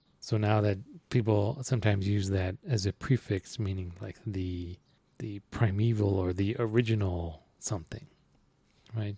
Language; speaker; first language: English; native; English